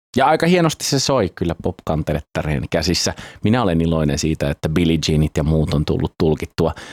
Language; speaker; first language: Finnish; native; Finnish